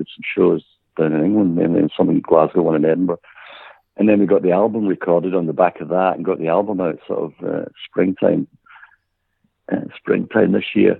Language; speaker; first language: English; native; English